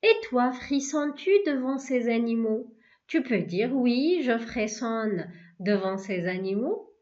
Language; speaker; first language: French; non-native, local second language; Arabic